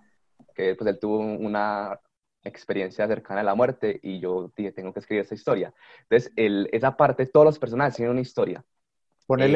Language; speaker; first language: Spanish; native; Spanish